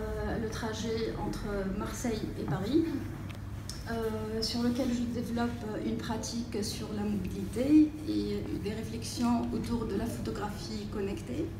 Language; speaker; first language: French; non-native, local second language; Arabic